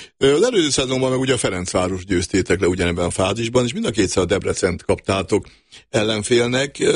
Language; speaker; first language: Hungarian; native; Hungarian